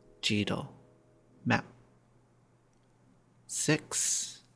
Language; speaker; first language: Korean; non-native, learner; English